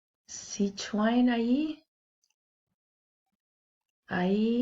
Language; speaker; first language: Albanian; non-native, learner; English